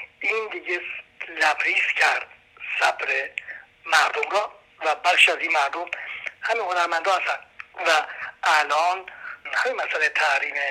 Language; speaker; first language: Persian; native; Persian